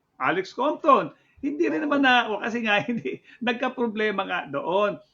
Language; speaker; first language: Filipino; native; Filipino